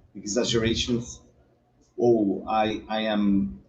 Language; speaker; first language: English; non-native, learner; Portuguese